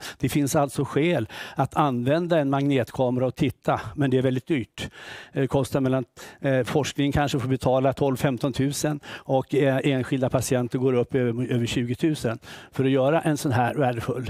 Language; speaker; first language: Swedish; native; Swedish